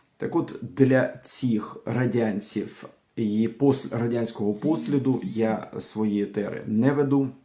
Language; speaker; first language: Ukrainian; non-native, local second language; Russian